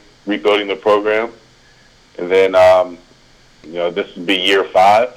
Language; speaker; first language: English; native; English